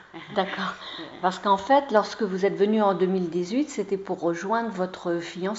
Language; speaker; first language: French; native; French